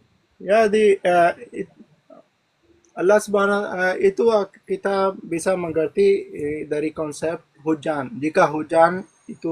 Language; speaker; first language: Indonesian; non-native, learner; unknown